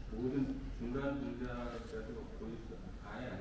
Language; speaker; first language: Korean; native; Korean